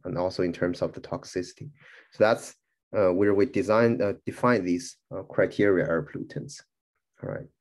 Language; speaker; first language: English; non-native, fluent; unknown